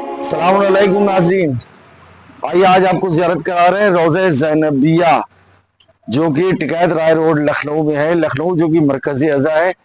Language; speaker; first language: Urdu; native; Urdu